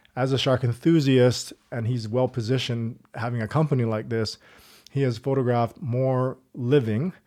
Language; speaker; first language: English; native; English